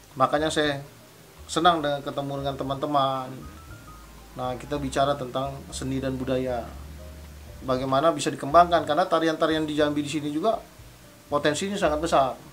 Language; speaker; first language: Indonesian; native; Indonesian